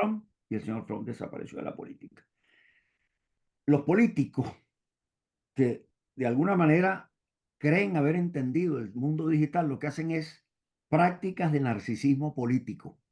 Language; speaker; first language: Spanish; native; Spanish